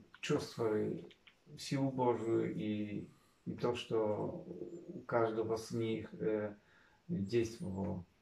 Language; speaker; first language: Russian; non-native, learner; Polish